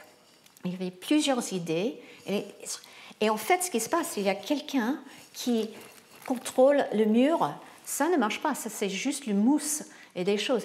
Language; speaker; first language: French; non-native, fluent; English